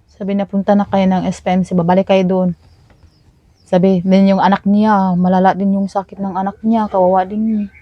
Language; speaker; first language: Filipino; non-native, local second language; Cebuano